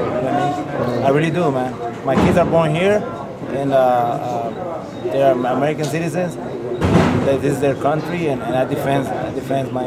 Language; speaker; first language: English; non-native, fluent; Spanish